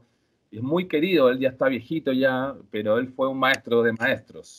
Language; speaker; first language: Spanish; native; Spanish